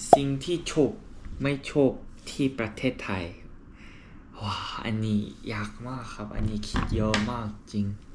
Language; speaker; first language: Thai; non-native, learner; Korean